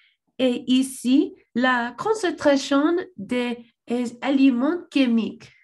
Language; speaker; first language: French; non-native, learner; English